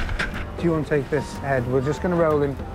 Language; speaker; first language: English; native; English